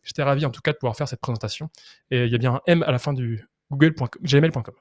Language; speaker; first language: French; native; French